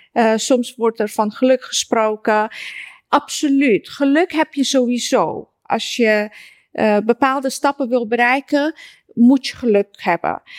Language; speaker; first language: Dutch; early bilingual, other home language; Persian